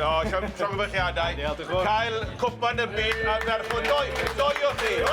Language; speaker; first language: Welsh; non-native, local second language; English